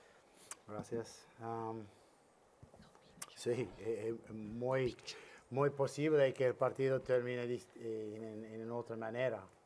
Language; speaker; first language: Spanish; non-native, learner; English